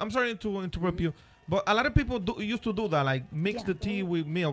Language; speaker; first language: English; non-native, learner; Spanish